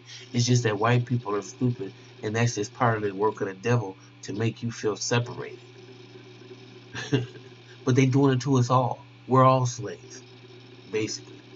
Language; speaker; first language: English; native; English